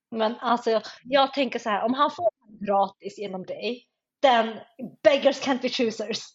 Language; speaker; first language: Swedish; early bilingual, other home language; Chinese